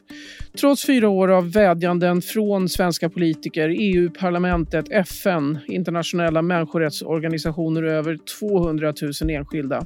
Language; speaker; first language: Swedish; native; Swedish